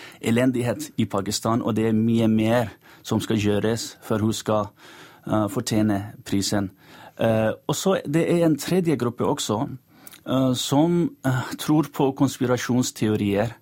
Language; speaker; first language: Norwegian; non-native, fluent; Urdu